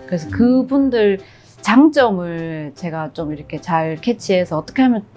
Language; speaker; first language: Korean; native; Korean